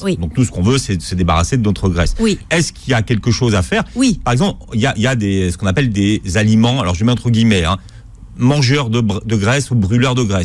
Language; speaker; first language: French; native; French